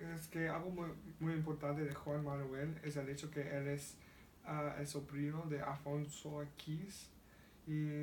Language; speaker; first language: Spanish; non-native, learner; English